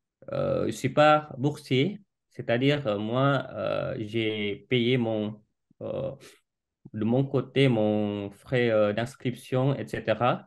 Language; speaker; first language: French; non-native, fluent; Indonesian